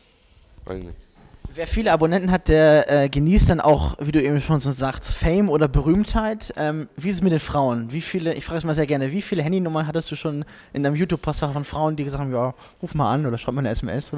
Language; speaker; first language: German; native; German